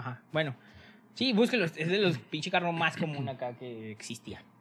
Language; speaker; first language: Spanish; native; Spanish